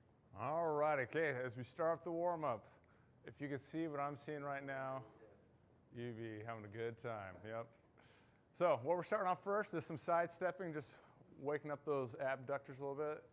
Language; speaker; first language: English; native; English